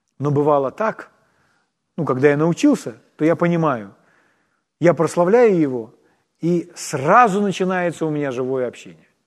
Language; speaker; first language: Russian; non-native, local second language; Ukrainian